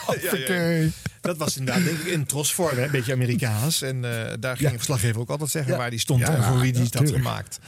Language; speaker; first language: Dutch; native; Dutch